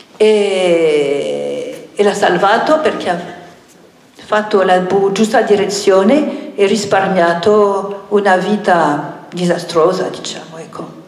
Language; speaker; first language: Italian; non-native, fluent; French